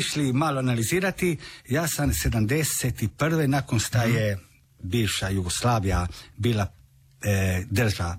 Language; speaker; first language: Croatian; native; Croatian